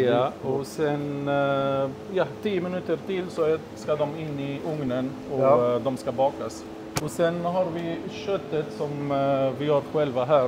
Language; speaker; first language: Swedish; non-native, fluent; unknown